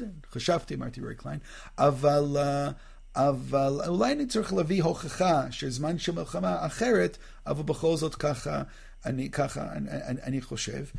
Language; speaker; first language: Hebrew; non-native, fluent; English